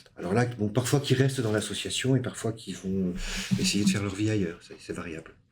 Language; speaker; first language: French; native; French